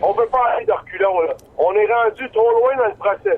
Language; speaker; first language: French; native; French